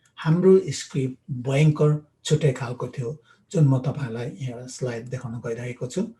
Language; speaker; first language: Nepali; non-native, local second language; Limbu